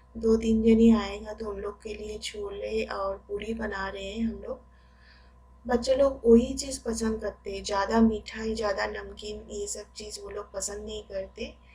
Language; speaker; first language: Hindi; non-native, local second language; Bangla